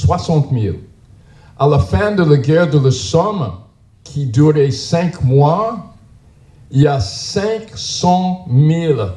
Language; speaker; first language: French; non-native, learner; English